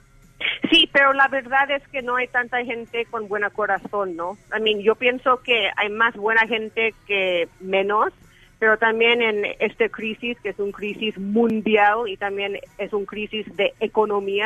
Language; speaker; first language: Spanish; early bilingual, heritage; English